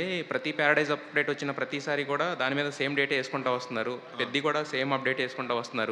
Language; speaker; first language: Telugu; native; Telugu